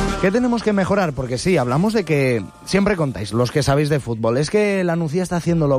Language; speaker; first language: Spanish; native; Spanish